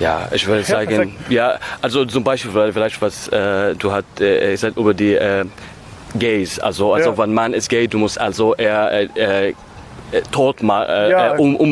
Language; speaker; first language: German; non-native, learner; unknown